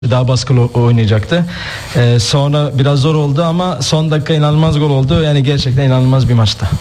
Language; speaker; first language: Turkish; early bilingual, heritage; Turkish